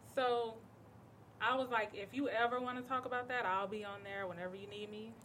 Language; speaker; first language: English; native; English